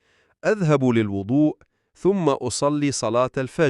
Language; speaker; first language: Arabic; non-native, fluent; Urdu